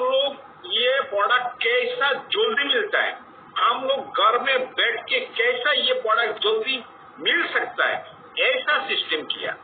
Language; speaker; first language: Hindi; non-native, fluent; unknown